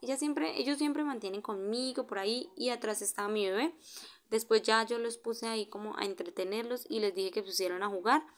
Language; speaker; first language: Spanish; native; Spanish